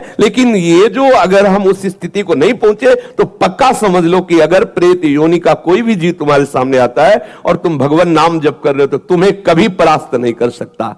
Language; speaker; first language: Hindi; native; Hindi